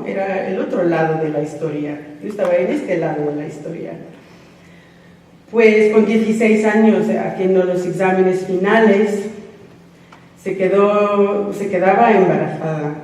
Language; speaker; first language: Spanish; non-native, fluent; English